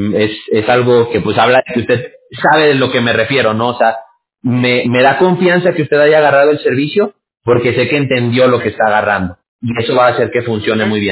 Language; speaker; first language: Spanish; native; Spanish